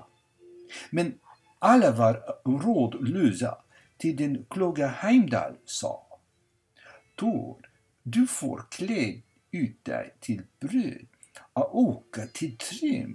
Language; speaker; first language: Swedish; non-native, fluent; English